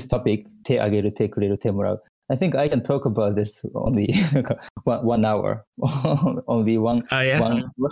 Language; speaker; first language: English; non-native, fluent; Japanese